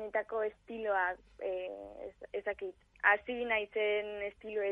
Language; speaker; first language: Basque; non-native, local second language; Spanish